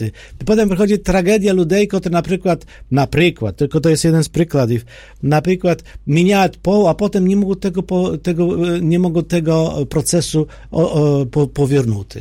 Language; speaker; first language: Polish; non-native, fluent; Ukrainian